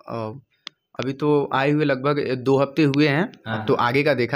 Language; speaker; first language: Hindi; native; Hindi